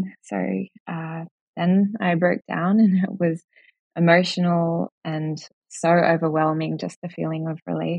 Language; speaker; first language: English; native; English